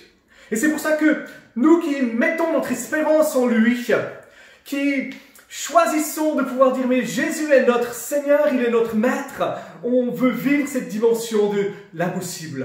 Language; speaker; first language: French; native; French